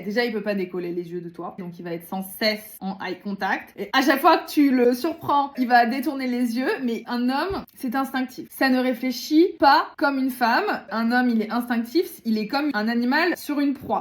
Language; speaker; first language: French; native; French